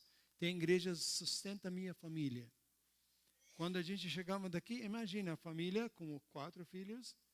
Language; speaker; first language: Portuguese; non-native, learner; Arabic